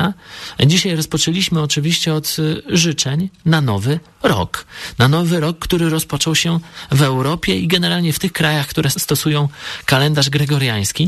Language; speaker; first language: Polish; native; Polish